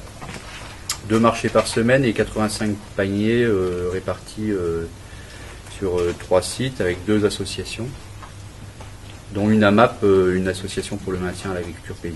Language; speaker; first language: French; native; French